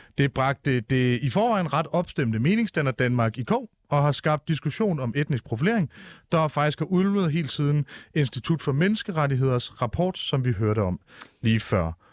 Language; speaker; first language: Danish; native; Danish